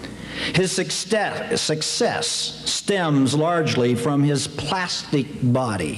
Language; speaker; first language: English; native; English